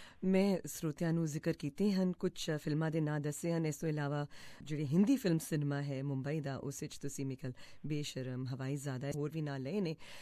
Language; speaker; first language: Punjabi; native; Punjabi